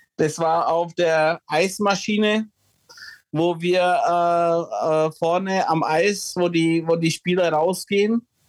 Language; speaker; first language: German; early bilingual, other home language; Czech